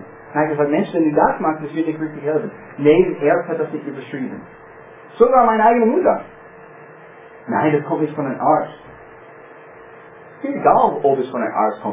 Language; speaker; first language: German; non-native, fluent; English